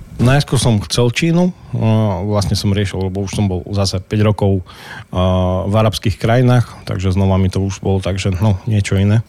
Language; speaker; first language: Slovak; native; Slovak